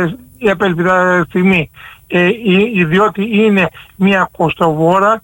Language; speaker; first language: Greek; native; Greek